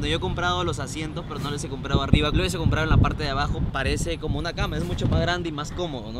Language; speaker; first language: Spanish; native; Spanish